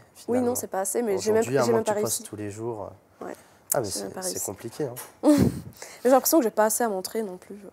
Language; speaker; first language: French; native; French